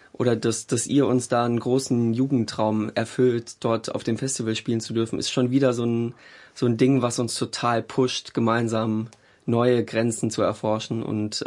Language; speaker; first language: German; native; German